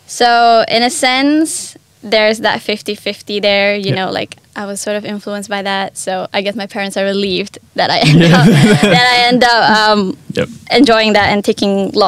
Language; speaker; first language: English; non-native, local second language; Malay